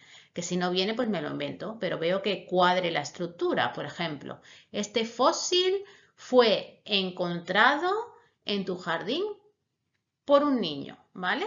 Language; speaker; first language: Spanish; native; Spanish